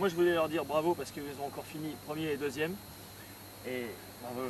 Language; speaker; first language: French; native; French